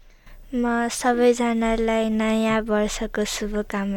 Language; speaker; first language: Nepali; early bilingual, other home language; Chinese